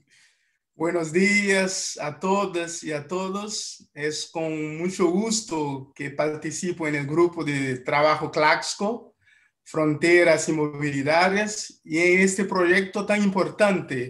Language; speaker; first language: Spanish; non-native, fluent; Haitian Creole